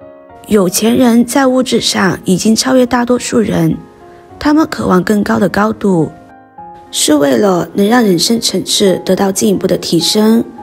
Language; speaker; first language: Chinese; native; Chinese